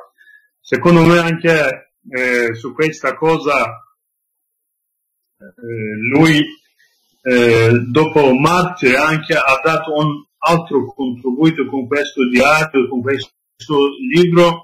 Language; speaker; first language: Italian; non-native, learner; Kurdish